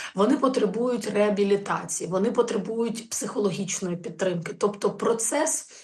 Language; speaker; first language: Ukrainian; native; Ukrainian